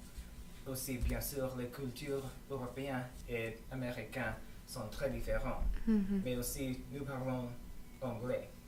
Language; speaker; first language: French; non-native, learner; English